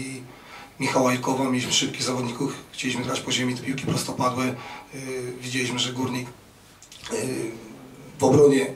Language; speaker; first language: Polish; native; Polish